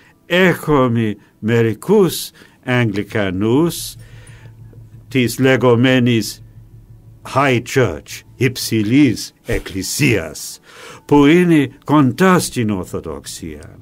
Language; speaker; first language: Greek; non-native, fluent; English